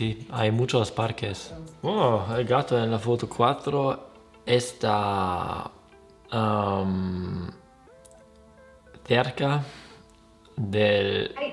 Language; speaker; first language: Spanish; non-native, learner; German